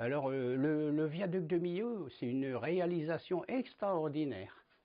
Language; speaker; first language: French; native; French